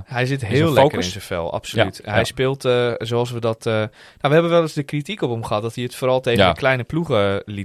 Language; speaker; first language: Dutch; native; Dutch